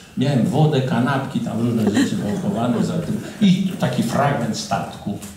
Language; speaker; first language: Polish; native; Polish